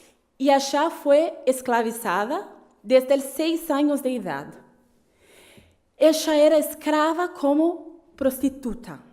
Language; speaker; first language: Spanish; non-native, fluent; Portuguese